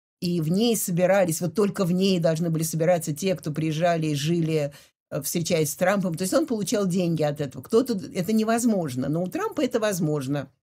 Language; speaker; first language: Russian; native; Russian